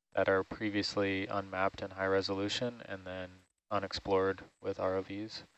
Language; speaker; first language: English; native; English